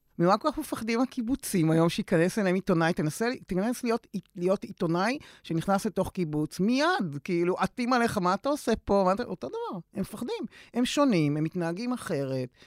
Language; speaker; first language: Hebrew; native; Hebrew